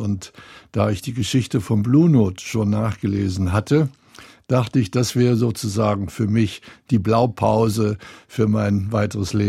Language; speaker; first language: German; native; German